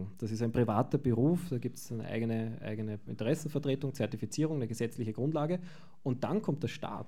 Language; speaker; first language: German; native; German